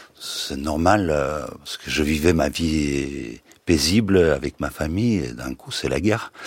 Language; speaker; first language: French; non-native, fluent; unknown